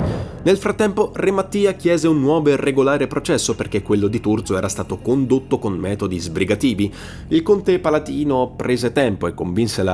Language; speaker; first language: Italian; native; Italian